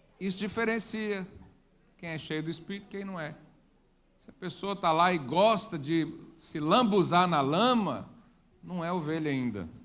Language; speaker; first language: Portuguese; native; Portuguese